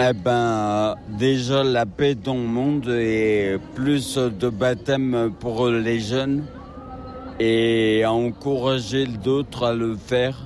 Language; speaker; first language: French; native; French